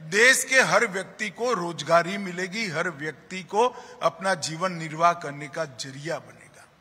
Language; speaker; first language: Hindi; non-native, local second language; Gujarati